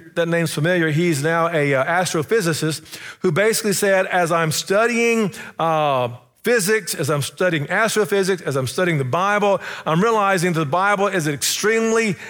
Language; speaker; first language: English; native; English